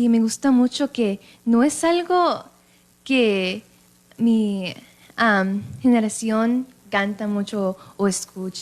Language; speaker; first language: Spanish; early bilingual, other home language; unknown